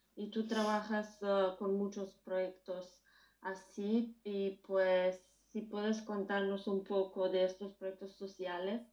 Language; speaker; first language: Spanish; non-native, fluent; Macedonian